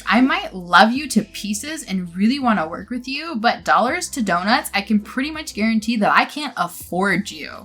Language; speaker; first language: English; native; English